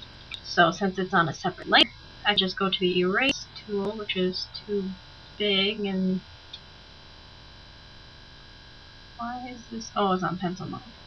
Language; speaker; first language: English; native; English